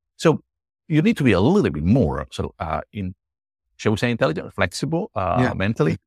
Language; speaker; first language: English; non-native, fluent; Italian